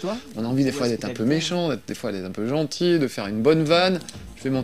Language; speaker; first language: French; native; French